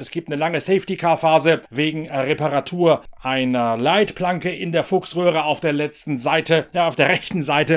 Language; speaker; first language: German; native; German